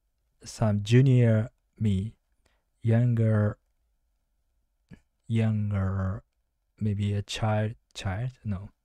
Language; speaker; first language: English; non-native, learner; Japanese